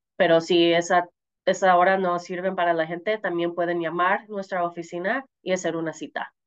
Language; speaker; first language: Spanish; early bilingual, heritage; Spanish